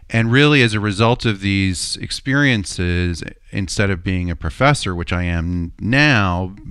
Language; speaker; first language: English; native; English